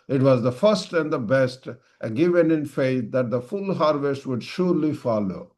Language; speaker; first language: English; non-native, local second language; Telugu